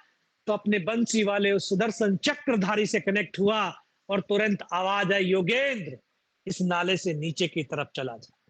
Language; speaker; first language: Hindi; native; Hindi